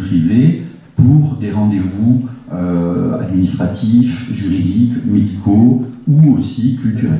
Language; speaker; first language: French; native; French